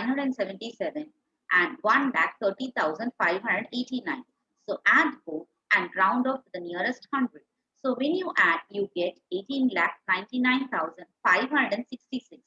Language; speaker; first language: English; non-native, local second language; Tamil